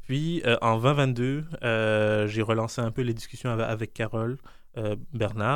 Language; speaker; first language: French; native; French